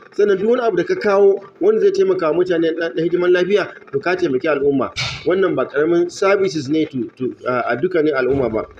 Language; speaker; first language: Hausa; native; Hausa